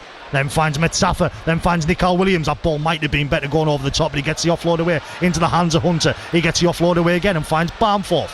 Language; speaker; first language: English; native; English